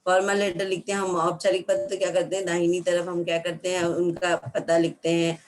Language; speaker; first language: Hindi; non-native, local second language; Marathi